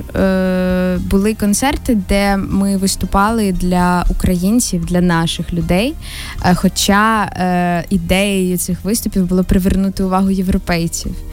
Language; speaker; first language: Ukrainian; native; Ukrainian